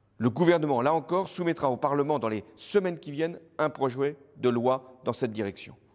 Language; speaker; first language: French; native; French